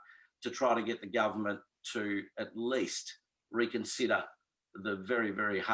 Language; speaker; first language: English; native; English